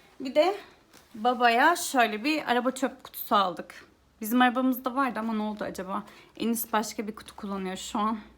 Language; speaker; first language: Turkish; early bilingual, heritage; Turkish